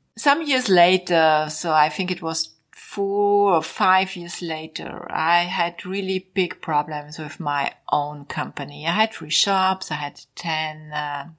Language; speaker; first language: English; non-native, learner; German